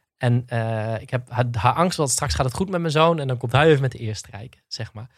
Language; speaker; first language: Dutch; native; Dutch